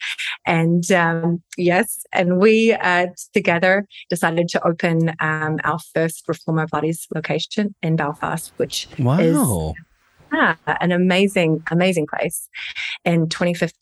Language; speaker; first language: English; native; English